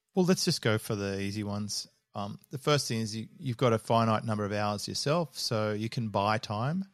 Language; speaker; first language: English; native; English